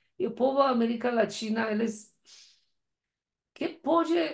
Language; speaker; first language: Portuguese; non-native, learner; Persian